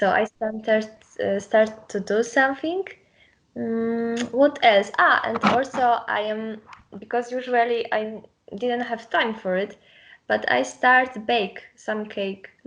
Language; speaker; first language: English; non-native, learner; Polish